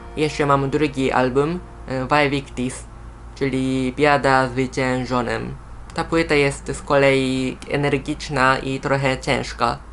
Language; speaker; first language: Polish; non-native, fluent; Japanese